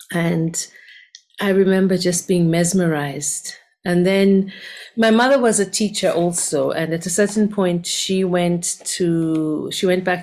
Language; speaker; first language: English; non-native, local second language; Ganda